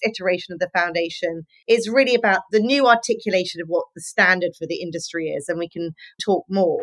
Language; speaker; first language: English; native; English